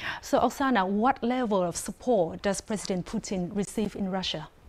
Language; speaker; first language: English; non-native, fluent; Vietnamese